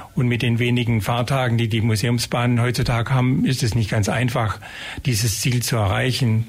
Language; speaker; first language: German; native; German